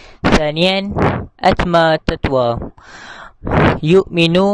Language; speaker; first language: Arabic; non-native, learner; Malay